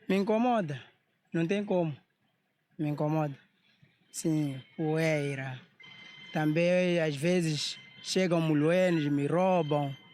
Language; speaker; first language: Portuguese; non-native, local second language; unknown